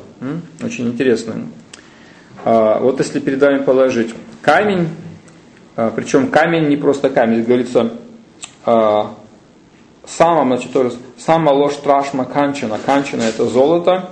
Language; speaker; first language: Russian; native; Russian